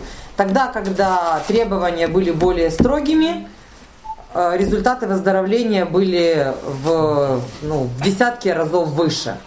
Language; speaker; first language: Russian; native; Russian